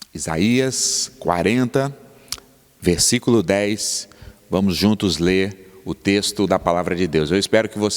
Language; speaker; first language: Portuguese; native; Portuguese